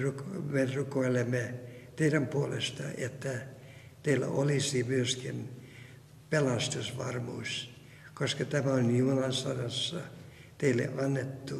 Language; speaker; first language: Finnish; non-native, fluent; Russian